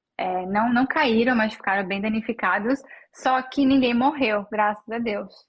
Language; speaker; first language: Portuguese; native; Portuguese